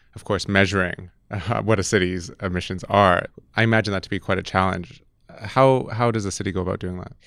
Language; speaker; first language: English; native; English